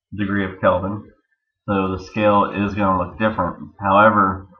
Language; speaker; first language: English; native; English